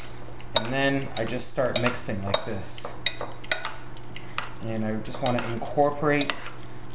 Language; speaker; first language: English; native; English